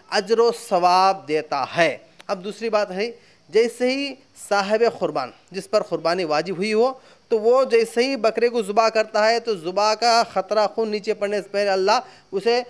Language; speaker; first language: Hindi; non-native, local second language; Urdu